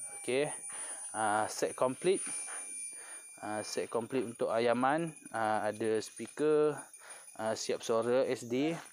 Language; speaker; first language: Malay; non-native, local second language; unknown